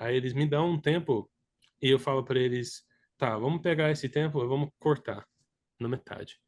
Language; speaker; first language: Portuguese; non-native, fluent; English